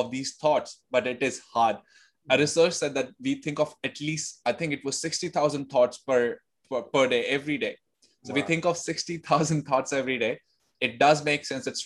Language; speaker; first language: English; non-native, local second language; Hindi